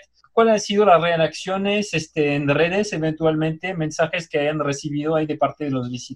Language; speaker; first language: Spanish; native; Spanish